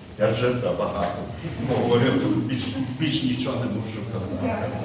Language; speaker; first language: Ukrainian; early bilingual, heritage; Ukrainian